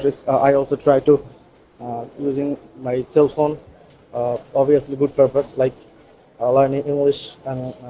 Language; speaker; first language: English; non-native, learner; Bangla